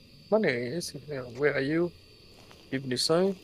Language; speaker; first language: English; non-native, local second language; Malay